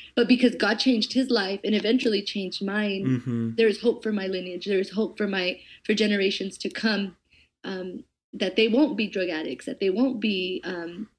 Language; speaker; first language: English; native; English